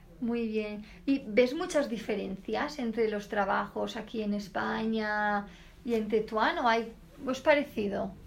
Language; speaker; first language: Spanish; native; Spanish